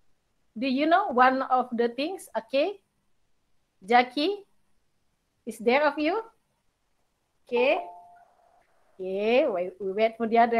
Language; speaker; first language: English; non-native, learner; Indonesian